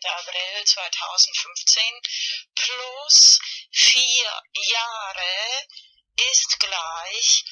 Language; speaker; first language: German; non-native, fluent; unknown